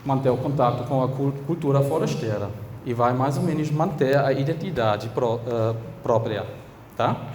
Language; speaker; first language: Portuguese; non-native, fluent; German